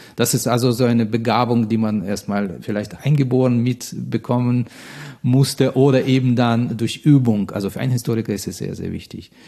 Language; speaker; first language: German; non-native, fluent; Russian